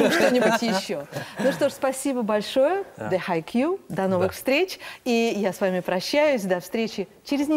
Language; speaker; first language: Russian; native; Russian